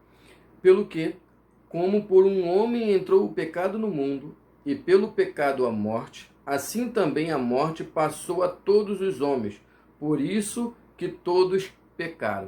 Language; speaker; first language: Portuguese; native; Portuguese